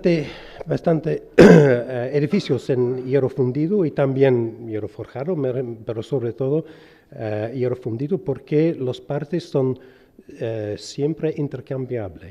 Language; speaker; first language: Spanish; non-native, fluent; English